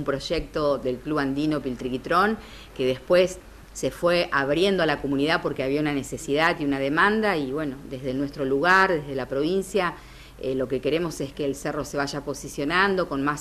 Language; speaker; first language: Spanish; native; Spanish